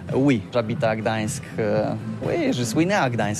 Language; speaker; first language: French; non-native, learner; Polish